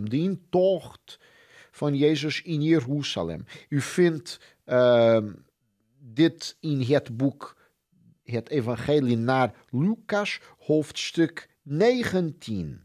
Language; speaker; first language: Dutch; non-native, fluent; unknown